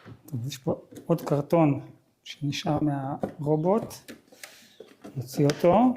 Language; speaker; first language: Hebrew; native; Hebrew